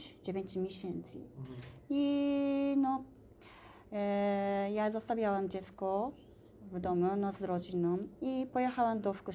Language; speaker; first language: Polish; non-native, learner; Japanese